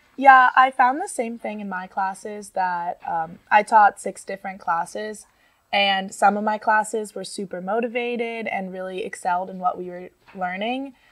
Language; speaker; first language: English; native; English